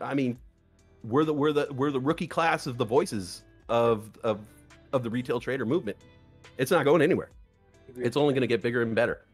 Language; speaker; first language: English; native; English